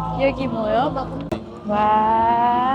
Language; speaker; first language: Korean; non-native, learner; Thai